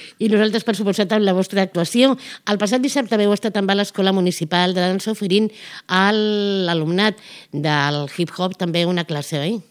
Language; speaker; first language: Catalan; native; Catalan